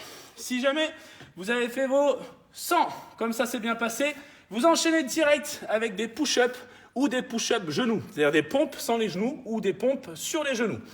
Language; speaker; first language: French; native; French